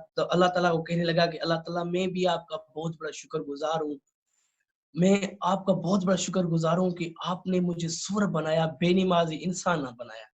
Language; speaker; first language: Urdu; non-native, local second language; Sindhi